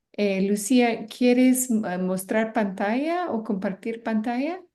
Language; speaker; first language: Spanish; non-native, fluent; English